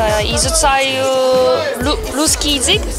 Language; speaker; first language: Russian; non-native, learner; Korean